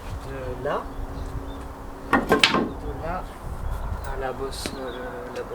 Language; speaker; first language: French; native; French